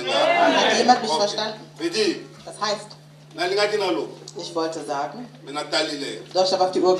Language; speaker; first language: German; non-native, fluent; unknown